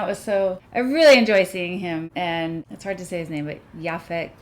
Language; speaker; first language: English; native; English